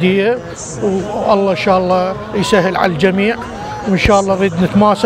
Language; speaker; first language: Arabic; native; Arabic